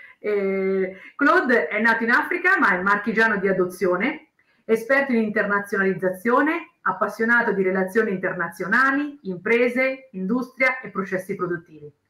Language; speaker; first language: Italian; native; Italian